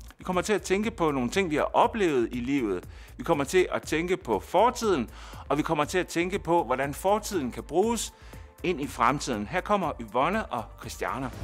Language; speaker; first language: Danish; native; Danish